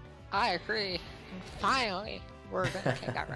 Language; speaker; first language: English; native; English